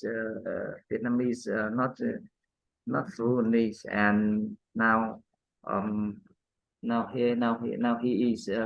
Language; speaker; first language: English; non-native, learner; Vietnamese